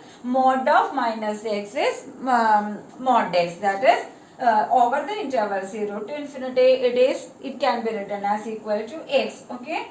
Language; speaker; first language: English; non-native, local second language; Malayalam